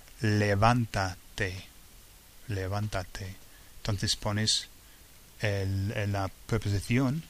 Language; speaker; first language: Spanish; non-native, fluent; English